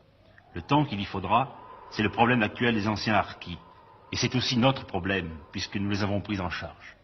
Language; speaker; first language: French; native; French